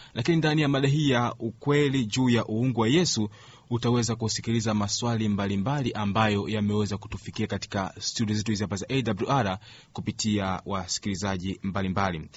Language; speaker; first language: Swahili; native; Swahili